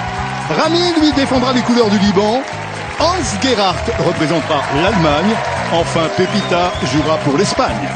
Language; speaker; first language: French; native; French